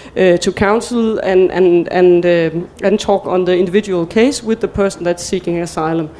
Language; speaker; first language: English; non-native, fluent; Danish